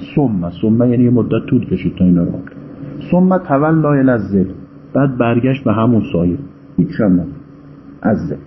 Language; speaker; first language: Persian; native; Persian